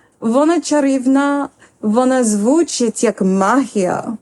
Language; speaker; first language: Ukrainian; non-native, learner; English